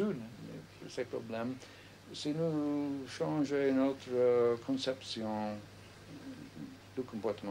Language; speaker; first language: French; non-native, fluent; English